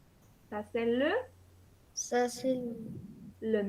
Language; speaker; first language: French; non-native, learner; Spanish